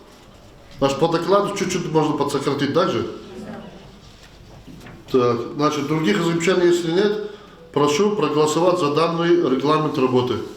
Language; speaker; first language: Russian; non-native, local second language; Lezghian